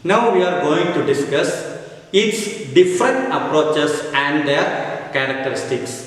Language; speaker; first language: English; non-native, local second language; Malayalam